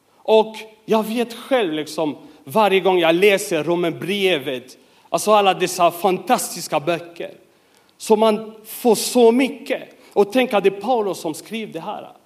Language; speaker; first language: Swedish; non-native, fluent; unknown